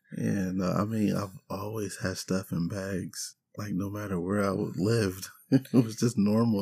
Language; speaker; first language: English; native; English